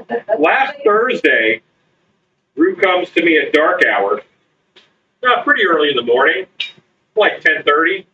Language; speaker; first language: English; native; English